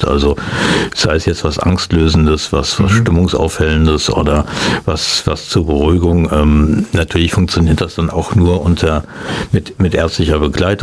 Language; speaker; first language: German; native; German